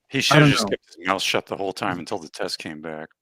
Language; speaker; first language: English; native; English